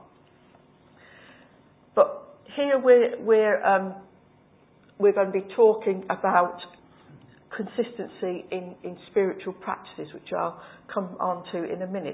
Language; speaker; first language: English; native; English